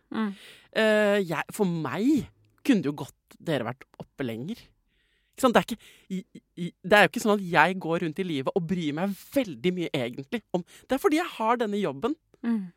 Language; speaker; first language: Norwegian; native; Norwegian